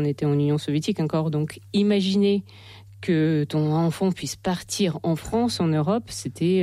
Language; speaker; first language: French; non-native, fluent; Russian